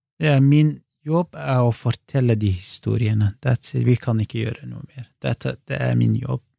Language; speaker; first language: Norwegian; non-native, fluent; Kurdish